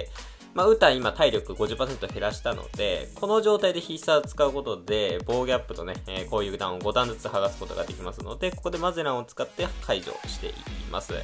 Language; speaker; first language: Japanese; native; Japanese